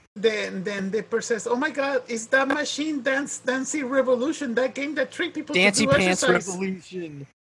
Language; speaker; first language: English; non-native, fluent; Spanish